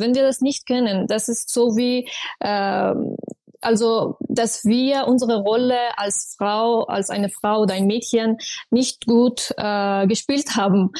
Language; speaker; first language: German; non-native, fluent; Persian